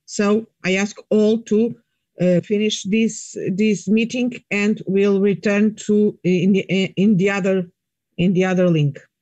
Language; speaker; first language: English; non-native, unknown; Portuguese